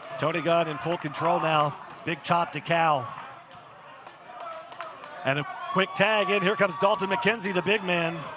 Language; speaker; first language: English; native; English